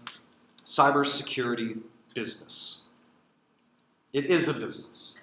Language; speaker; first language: English; native; English